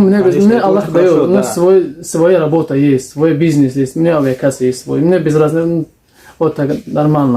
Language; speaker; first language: Russian; non-native, learner; Tajik